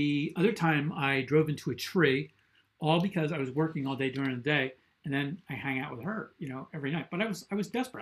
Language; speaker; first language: English; native; English